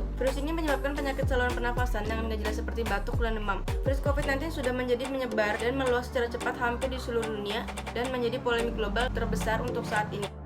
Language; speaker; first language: Indonesian; native; Indonesian